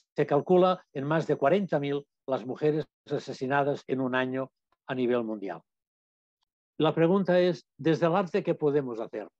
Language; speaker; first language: Spanish; non-native, local second language; Catalan